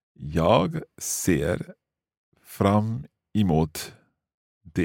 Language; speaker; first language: Swedish; non-native, learner; English